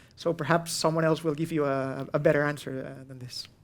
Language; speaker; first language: English; non-native, fluent; Catalan